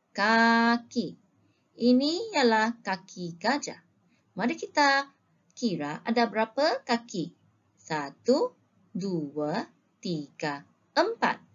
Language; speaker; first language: Malay; non-native, local second language; Chinese